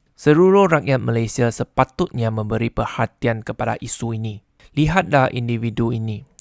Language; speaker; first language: Malay; non-native, local second language; Chinese